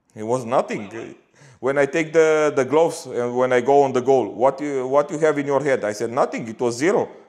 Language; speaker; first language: English; non-native, learner; Bulgarian